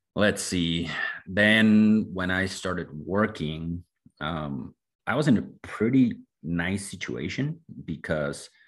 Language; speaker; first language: English; non-native, fluent; Spanish